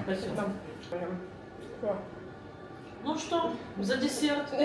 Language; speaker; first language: Russian; native; Russian